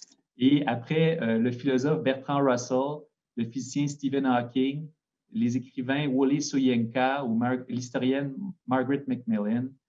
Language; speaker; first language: French; native; French